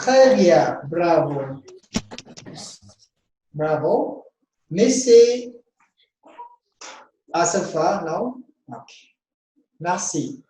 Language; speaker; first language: French; non-native, fluent; Amharic